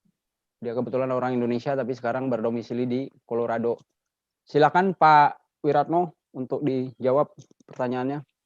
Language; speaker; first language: Indonesian; native; Indonesian